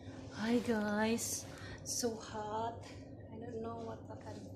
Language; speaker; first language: English; non-native, learner; Filipino